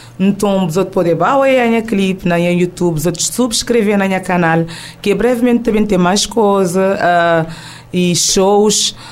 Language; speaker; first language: Portuguese; non-native, local second language; Kabuverdianu